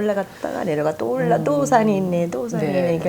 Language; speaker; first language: Korean; non-native, fluent; English